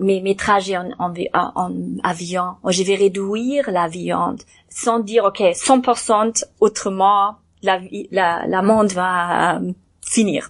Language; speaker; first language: French; non-native, learner; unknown